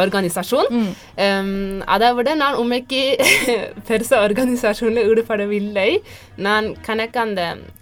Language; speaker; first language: Norwegian; early bilingual, other home language; Tamil